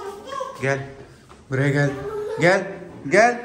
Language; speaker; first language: Turkish; non-native, learner; Urdu